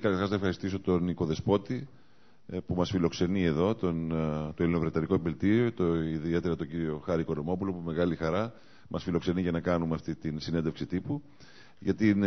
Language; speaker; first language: Greek; native; Greek